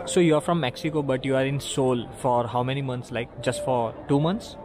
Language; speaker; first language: English; non-native, local second language; Hindi